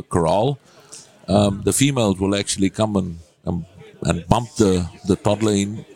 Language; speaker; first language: English; non-native, local second language; Afrikaans